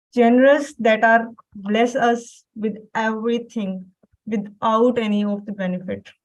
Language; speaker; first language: English; non-native, local second language; Urdu